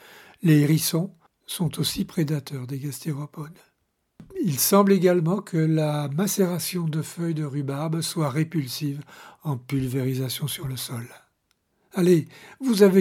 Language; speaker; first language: French; native; French